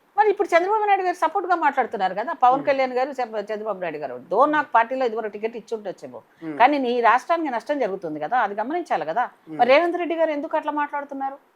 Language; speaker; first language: Telugu; native; Telugu